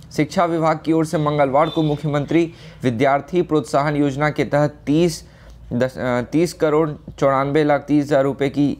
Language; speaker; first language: Hindi; native; Hindi